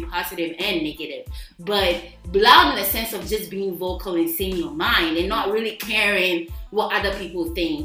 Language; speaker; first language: English; non-native, local second language; Akan